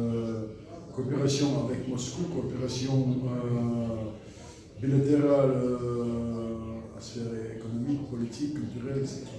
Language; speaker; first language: French; non-native, learner; Russian